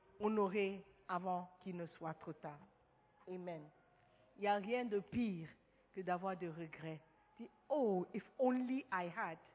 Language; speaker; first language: French; non-native, fluent; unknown